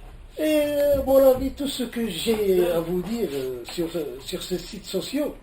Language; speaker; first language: French; non-native, local second language; Arabic